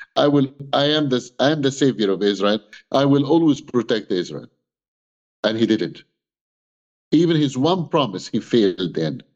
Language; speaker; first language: English; non-native, fluent; Arabic